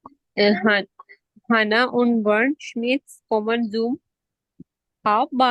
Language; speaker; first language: German; non-native, learner; Urdu